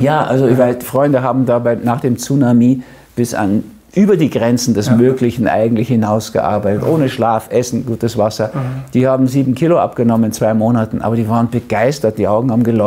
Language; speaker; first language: German; native; German